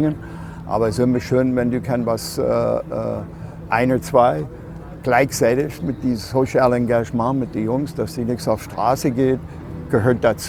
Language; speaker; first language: German; non-native, fluent; English